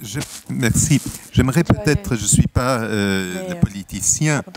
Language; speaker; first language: French; non-native, local second language; Luxembourgish